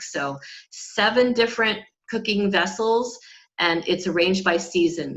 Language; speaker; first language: English; native; English